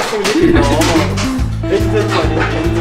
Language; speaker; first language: Japanese; native; Japanese